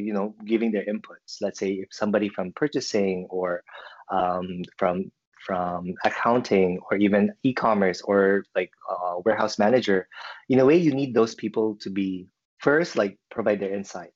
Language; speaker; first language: English; non-native, local second language; Filipino